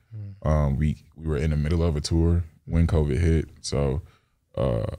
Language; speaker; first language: English; native; English